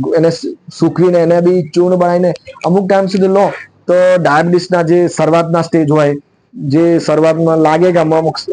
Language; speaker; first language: Gujarati; native; Gujarati